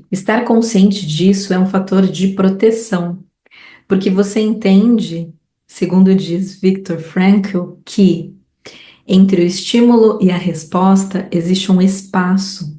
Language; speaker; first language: Portuguese; native; Portuguese